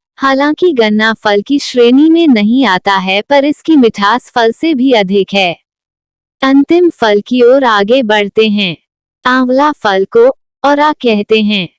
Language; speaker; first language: Hindi; non-native, local second language; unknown